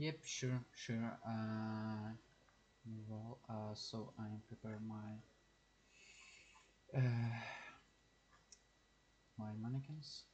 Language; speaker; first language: English; non-native, learner; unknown